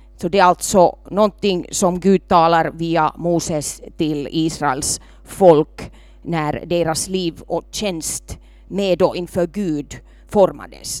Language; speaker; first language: Swedish; non-native, local second language; Finnish